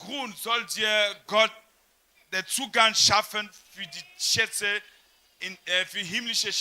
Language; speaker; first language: German; non-native, fluent; French